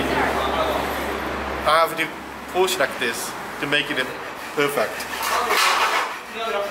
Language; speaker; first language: English; non-native, fluent; Chinese